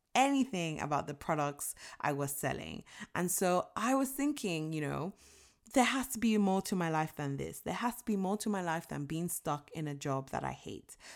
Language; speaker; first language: English; non-native, local second language; Yoruba